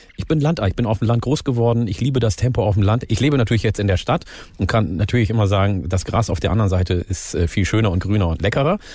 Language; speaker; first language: German; early bilingual, other home language; Oromo